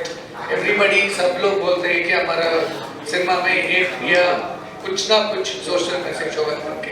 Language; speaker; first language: Hindi; non-native, local second language; Kannada